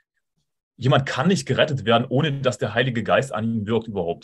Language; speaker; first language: German; native; German